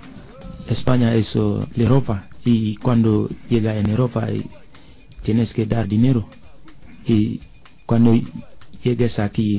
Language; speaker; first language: Spanish; non-native, learner; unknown